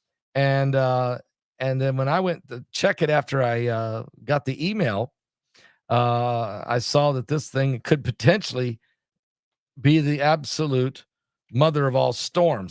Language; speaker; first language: English; native; English